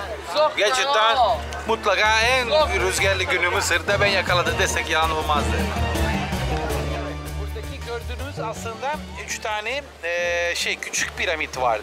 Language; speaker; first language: Turkish; non-native, fluent; Italian